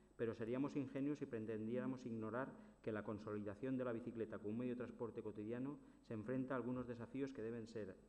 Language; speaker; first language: Spanish; non-native, local second language; Catalan